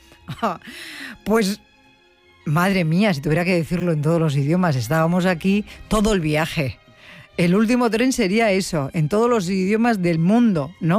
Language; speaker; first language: Spanish; native; Spanish